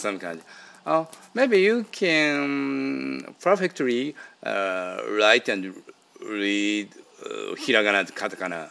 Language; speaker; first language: English; non-native, learner; Japanese